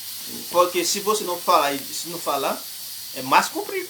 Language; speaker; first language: Portuguese; non-native, learner; Haitian Creole